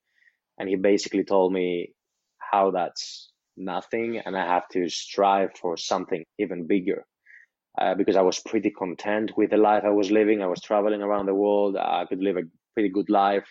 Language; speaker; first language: English; non-native, fluent; Greek